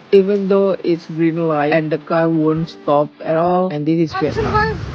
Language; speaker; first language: English; non-native, learner; Indonesian